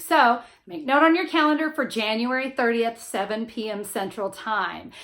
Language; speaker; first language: English; native; English